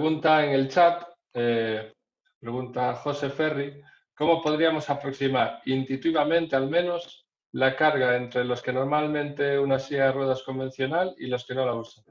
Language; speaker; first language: Spanish; native; Spanish